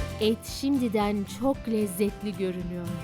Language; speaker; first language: Turkish; native; Turkish